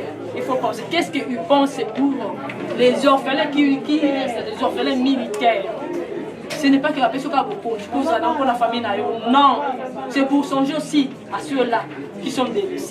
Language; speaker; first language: French; non-native, local second language; Lingala